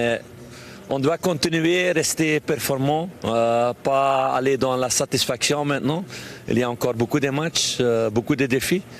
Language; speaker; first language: French; non-native, local second language; Dutch